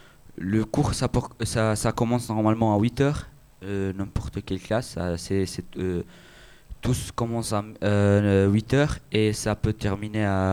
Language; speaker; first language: French; non-native, learner; Albanian